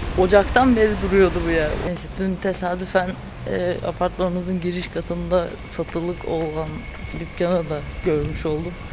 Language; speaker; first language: Turkish; native; Turkish